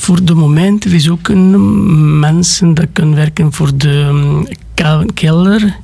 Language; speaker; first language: Dutch; non-native, learner; Romanian